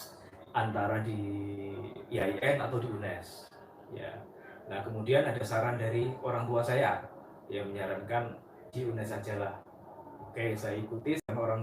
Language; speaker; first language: Indonesian; native; Indonesian